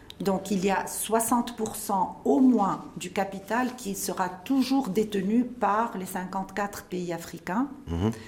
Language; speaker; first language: French; non-native, local second language; Arabic